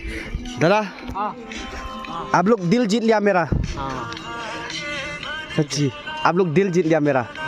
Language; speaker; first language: Hindi; non-native, local second language; Khasi